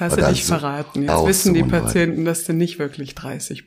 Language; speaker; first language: German; native; German